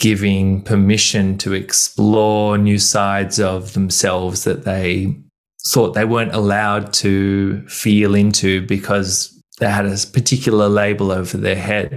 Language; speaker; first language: English; native; English